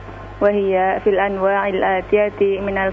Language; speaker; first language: Arabic; non-native, learner; Indonesian